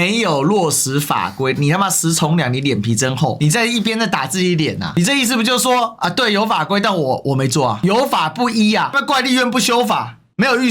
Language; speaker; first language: Chinese; native; Chinese